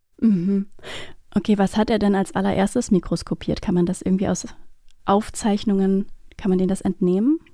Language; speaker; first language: German; native; German